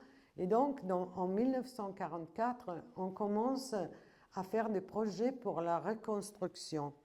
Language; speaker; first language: French; non-native, fluent; Italian